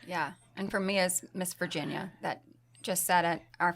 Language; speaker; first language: English; native; English